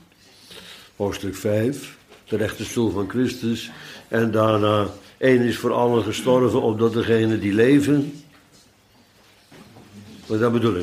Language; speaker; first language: Dutch; native; Dutch